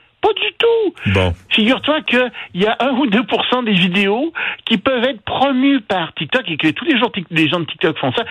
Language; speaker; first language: French; native; French